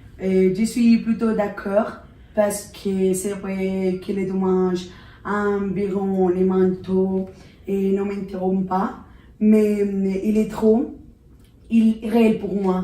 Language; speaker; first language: French; non-native, learner; Spanish